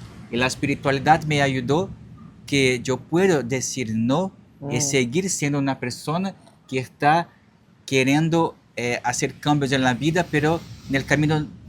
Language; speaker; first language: Spanish; non-native, learner; Portuguese